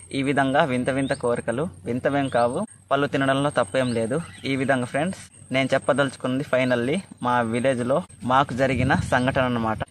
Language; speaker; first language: Telugu; non-native, local second language; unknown